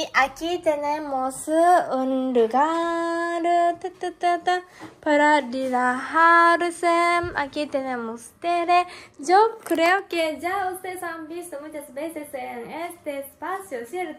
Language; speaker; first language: Spanish; non-native, learner; Japanese